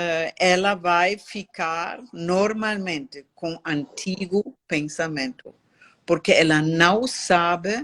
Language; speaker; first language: Portuguese; non-native, learner; German